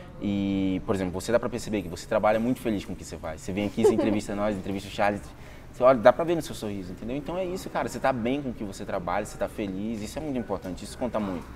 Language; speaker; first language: Portuguese; native; Portuguese